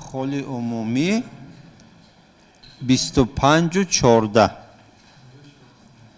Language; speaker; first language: Russian; non-native, local second language; Tajik